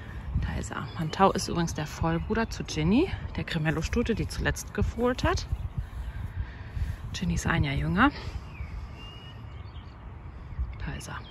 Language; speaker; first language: German; native; German